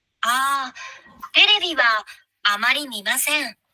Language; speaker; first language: Japanese; non-native, learner; Bangla